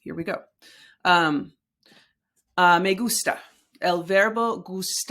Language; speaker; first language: Spanish; non-native, fluent; English